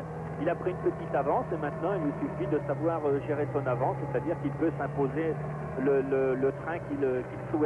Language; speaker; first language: French; native; French